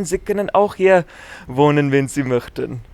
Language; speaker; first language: German; non-native, learner; Afrikaans